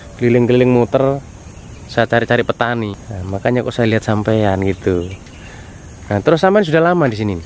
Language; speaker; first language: Indonesian; non-native, local second language; Javanese